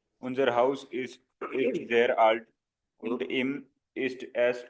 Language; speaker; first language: German; non-native, learner; Hindi